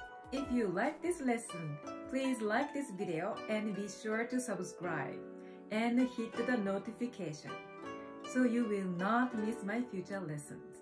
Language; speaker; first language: English; non-native, fluent; Japanese